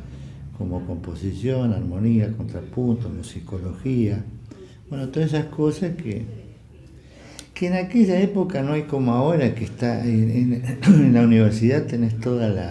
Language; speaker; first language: Spanish; native; Spanish